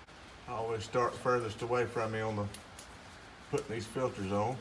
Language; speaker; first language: English; native; English